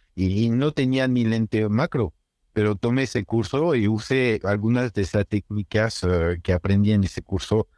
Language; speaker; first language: Spanish; non-native, fluent; French